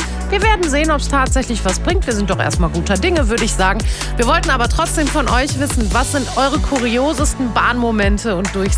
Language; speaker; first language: German; native; German